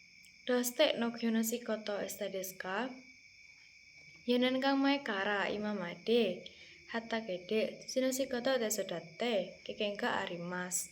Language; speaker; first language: Japanese; non-native, learner; Indonesian